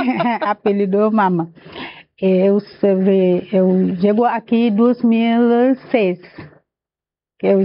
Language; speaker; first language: Portuguese; non-native, learner; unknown